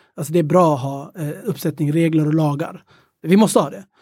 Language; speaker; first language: Swedish; early bilingual, other home language; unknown